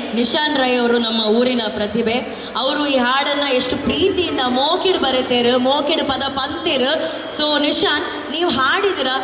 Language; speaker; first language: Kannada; non-native, local second language; Tulu